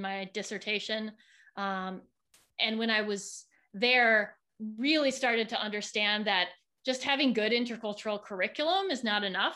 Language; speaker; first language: English; native; English